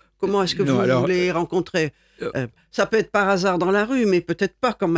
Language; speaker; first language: French; native; French